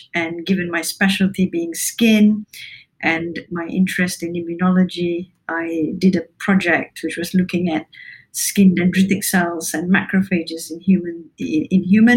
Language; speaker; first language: English; non-native, local second language; Malay